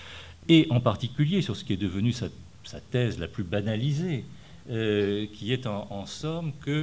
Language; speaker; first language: French; native; French